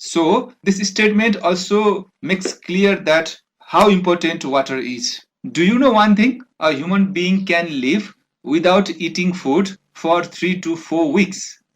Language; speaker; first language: English; non-native, local second language; Nepali